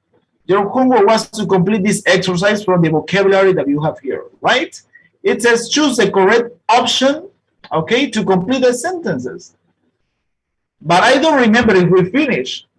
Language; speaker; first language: English; non-native, fluent; Spanish